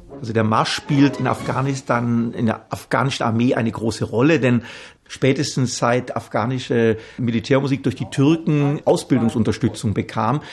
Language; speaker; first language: German; native; German